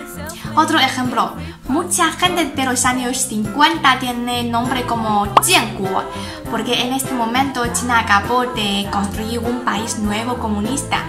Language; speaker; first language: Spanish; non-native, fluent; Chinese